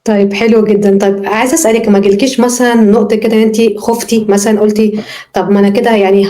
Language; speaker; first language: Arabic; native; Arabic